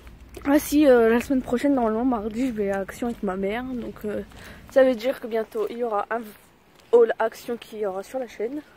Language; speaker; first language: French; native; French